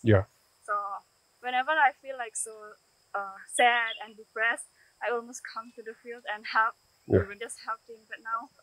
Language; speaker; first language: English; non-native, learner; Indonesian